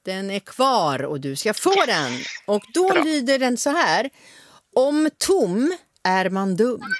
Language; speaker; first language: Swedish; native; Swedish